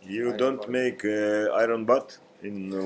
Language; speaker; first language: English; non-native, learner; Russian